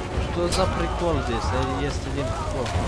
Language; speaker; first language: Russian; non-native, local second language; Romanian